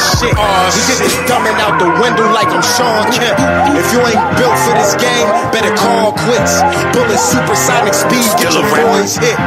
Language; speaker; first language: English; native; English